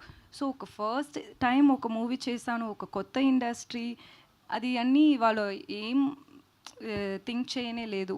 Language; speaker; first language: Telugu; non-native, learner; Tamil